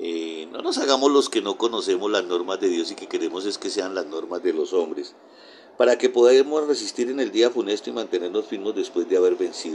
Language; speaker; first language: Spanish; native; Spanish